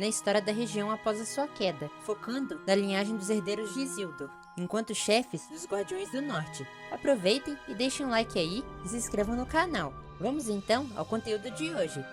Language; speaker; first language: Portuguese; native; Portuguese